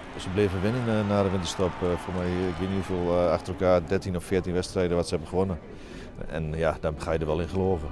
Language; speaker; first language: Dutch; native; Dutch